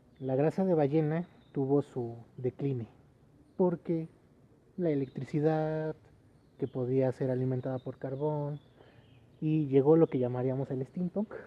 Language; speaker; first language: Spanish; native; Spanish